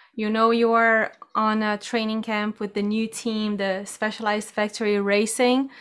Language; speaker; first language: English; non-native, fluent; Portuguese